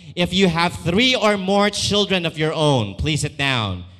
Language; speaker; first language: English; non-native, local second language; Filipino